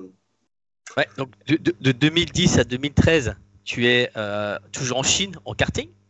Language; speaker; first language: French; native; French